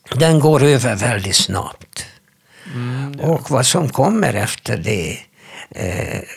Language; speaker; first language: Swedish; non-native, fluent; Hungarian